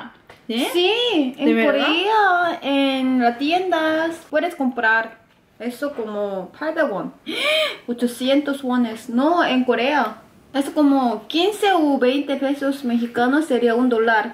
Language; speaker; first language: Spanish; non-native, fluent; Korean